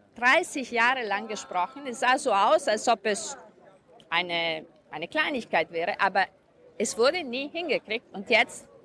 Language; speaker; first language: German; non-native, fluent; Italian